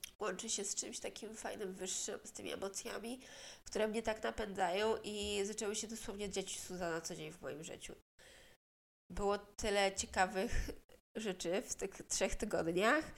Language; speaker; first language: Polish; native; Polish